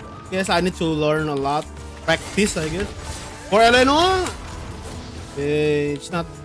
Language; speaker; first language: English; non-native, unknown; Indonesian